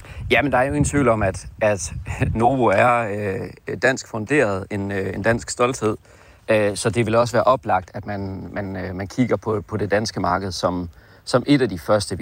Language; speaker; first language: Danish; native; Danish